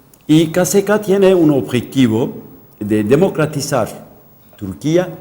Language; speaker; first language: Spanish; non-native, local second language; Kurdish